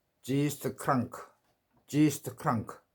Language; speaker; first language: German; non-native, learner; Korean